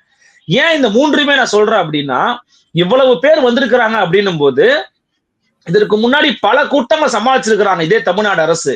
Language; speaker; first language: Tamil; native; Tamil